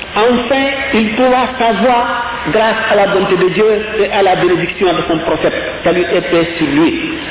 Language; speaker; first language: French; non-native, local second language; Wolof